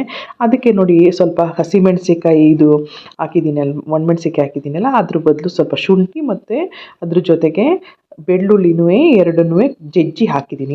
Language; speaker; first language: Kannada; native; Kannada